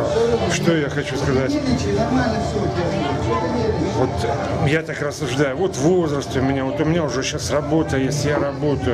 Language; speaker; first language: Russian; native; Russian